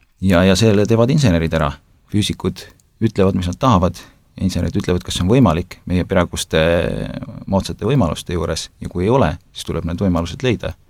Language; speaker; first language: Estonian; native; Estonian